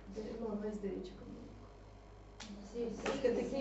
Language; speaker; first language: Spanish; non-native, fluent; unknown